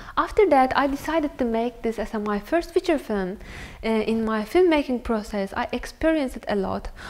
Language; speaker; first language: English; non-native, fluent; Turkish